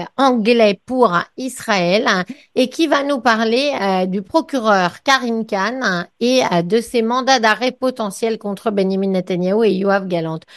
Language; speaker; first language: French; native; French